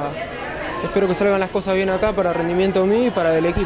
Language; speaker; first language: Spanish; native; Spanish